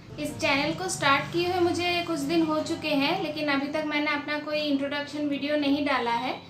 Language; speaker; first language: Hindi; non-native, local second language; Bangla